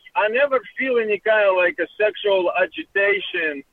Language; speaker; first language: English; non-native, learner; Russian